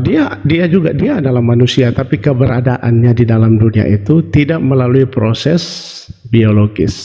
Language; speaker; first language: Indonesian; native; Indonesian